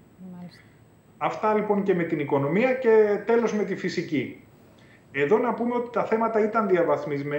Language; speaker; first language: Greek; native; Greek